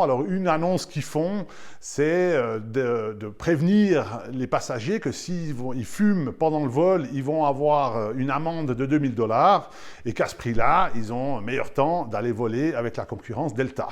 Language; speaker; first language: French; native; French